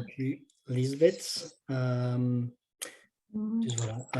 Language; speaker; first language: Dutch; non-native, local second language; French